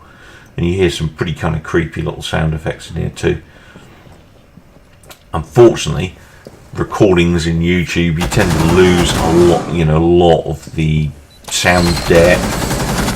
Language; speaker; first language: English; native; English